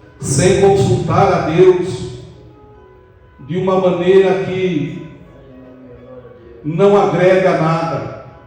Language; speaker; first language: Portuguese; native; Portuguese